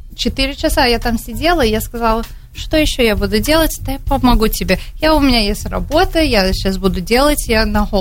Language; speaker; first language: Russian; early bilingual, heritage; Russian